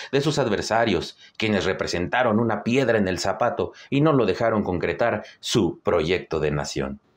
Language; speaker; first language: Spanish; native; Spanish